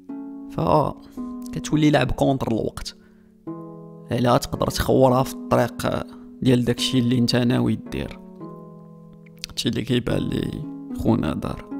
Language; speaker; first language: Arabic; native; Arabic